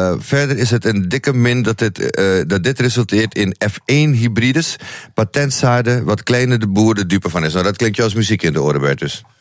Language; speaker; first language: Dutch; native; Dutch